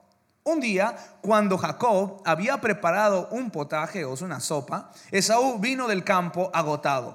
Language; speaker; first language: Spanish; early bilingual, heritage; English